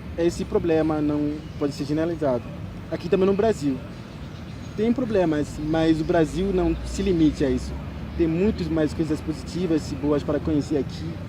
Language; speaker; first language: Portuguese; non-native, fluent; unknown